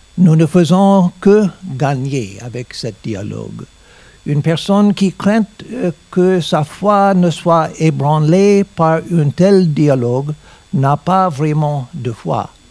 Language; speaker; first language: French; non-native, learner; English